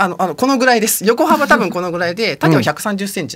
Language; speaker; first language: Japanese; native; Japanese